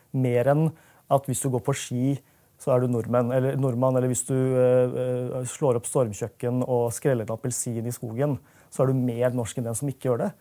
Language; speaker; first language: Norwegian; early bilingual, other home language; Urdu